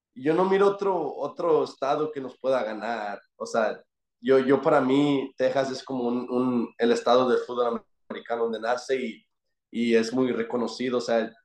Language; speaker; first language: Spanish; early bilingual, heritage; Spanish